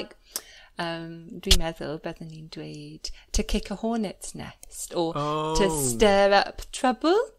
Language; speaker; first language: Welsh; non-native, learner; English